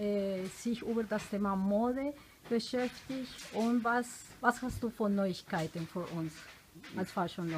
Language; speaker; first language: German; non-native, fluent; Spanish